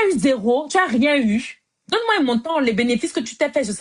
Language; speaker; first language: French; native; French